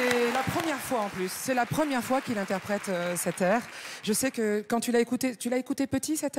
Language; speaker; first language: French; native; French